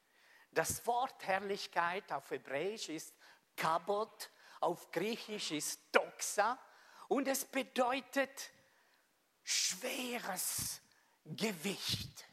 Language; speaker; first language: German; non-native, fluent; Italian